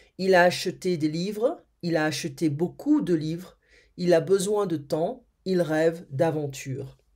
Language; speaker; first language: French; native; French